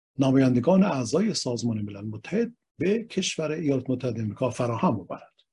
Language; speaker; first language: Persian; native; Persian